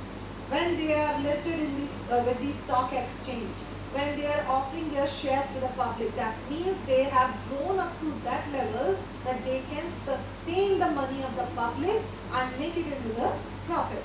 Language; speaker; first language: English; non-native, local second language; Hindi